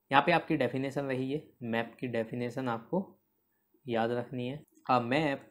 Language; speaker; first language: Hindi; native; Hindi